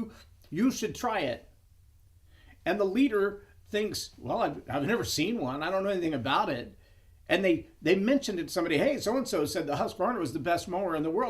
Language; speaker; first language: English; native; English